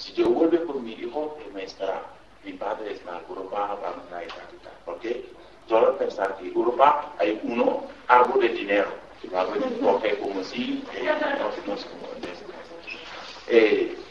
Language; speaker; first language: Spanish; non-native, learner; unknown